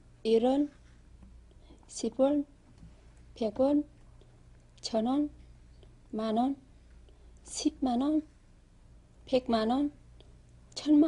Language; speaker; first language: Korean; non-native, learner; Vietnamese